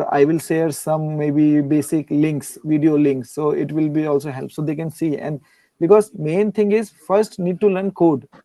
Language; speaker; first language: English; non-native, learner; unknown